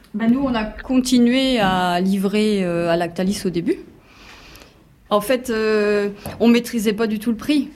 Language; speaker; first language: French; native; French